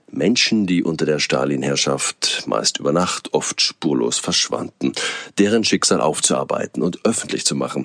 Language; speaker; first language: German; native; German